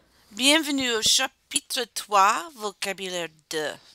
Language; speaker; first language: French; non-native, fluent; English